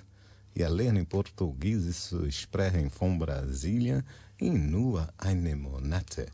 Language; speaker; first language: German; non-native, learner; Portuguese